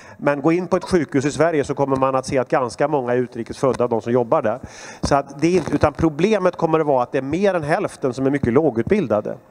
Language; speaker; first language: Swedish; native; Swedish